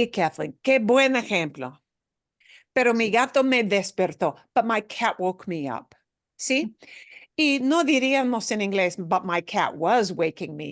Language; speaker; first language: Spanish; non-native, fluent; English